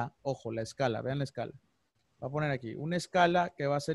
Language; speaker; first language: Spanish; native; Spanish